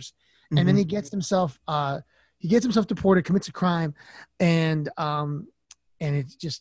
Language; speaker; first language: English; native; English